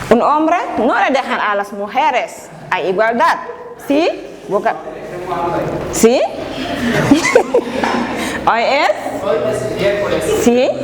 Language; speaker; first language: Spanish; non-native, fluent; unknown